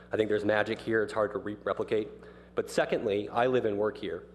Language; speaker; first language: English; native; English